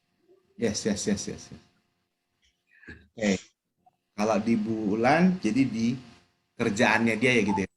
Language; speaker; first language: Indonesian; native; Indonesian